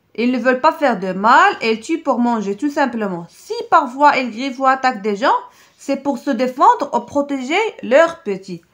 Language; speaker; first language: French; non-native, local second language; Arabic